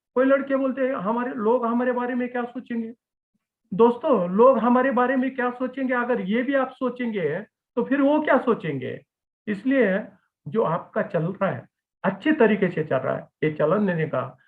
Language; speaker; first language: Hindi; non-native, local second language; Marathi